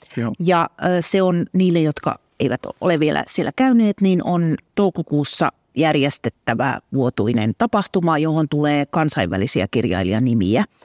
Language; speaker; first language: Finnish; native; Finnish